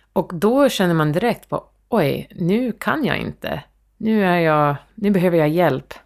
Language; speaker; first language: Swedish; early bilingual, heritage; Swedish